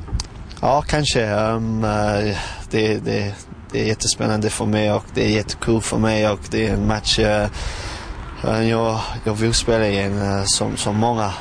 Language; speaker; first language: Swedish; non-native, fluent; English